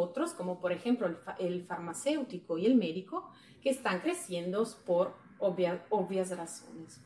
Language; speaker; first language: Spanish; non-native, fluent; Italian